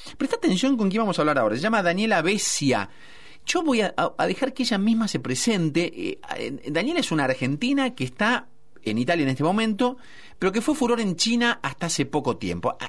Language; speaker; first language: Spanish; native; Spanish